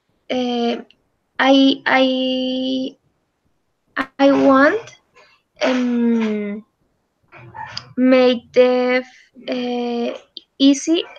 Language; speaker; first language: English; non-native, learner; Spanish